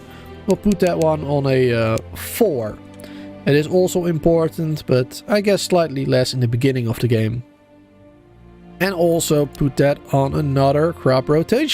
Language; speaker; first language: English; native; English